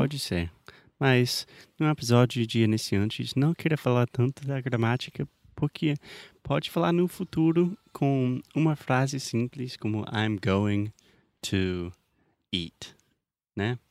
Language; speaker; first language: Portuguese; non-native, fluent; English